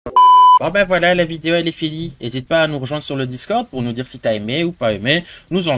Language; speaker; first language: French; native; French